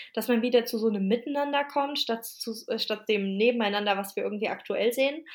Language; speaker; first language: German; native; German